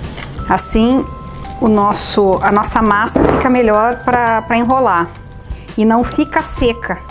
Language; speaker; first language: Portuguese; native; Portuguese